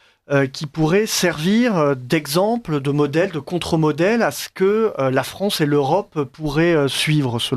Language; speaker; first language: French; native; French